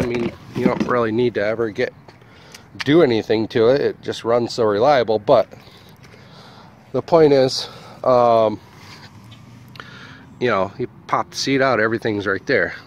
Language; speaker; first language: English; native; English